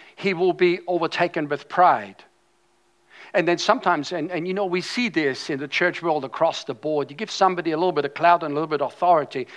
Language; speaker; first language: English; non-native, fluent; German